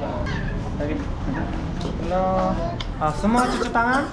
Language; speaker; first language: Indonesian; non-native, learner; Korean